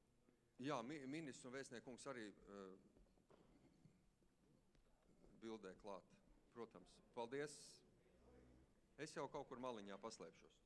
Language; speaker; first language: Latvian; native; Latvian